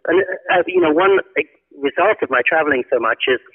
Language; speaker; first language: English; native; English